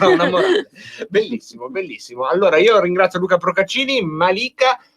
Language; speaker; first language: Italian; native; Italian